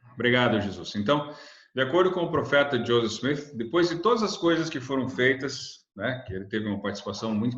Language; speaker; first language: Portuguese; native; Portuguese